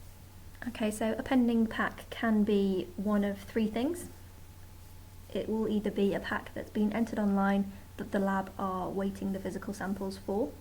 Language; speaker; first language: English; native; English